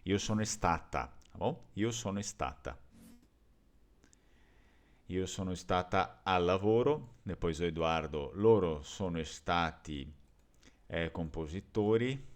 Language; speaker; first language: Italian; non-native, fluent; Portuguese